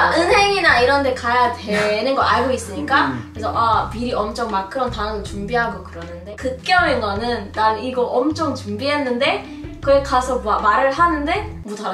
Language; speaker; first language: Korean; non-native, fluent; Arabic